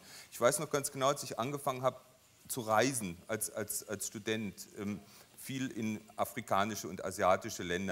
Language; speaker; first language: German; native; German